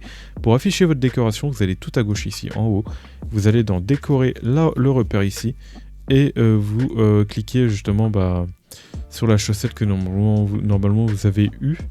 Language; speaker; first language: French; native; French